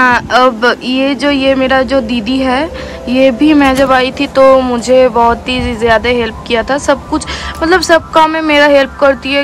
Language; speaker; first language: Hindi; non-native, local second language; Bangla